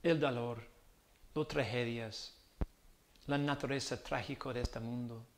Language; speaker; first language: Spanish; non-native, learner; English